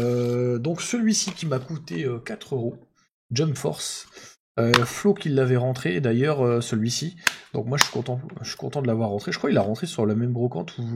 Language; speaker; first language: French; native; French